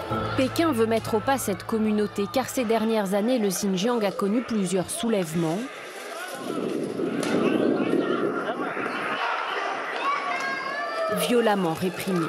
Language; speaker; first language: French; native; French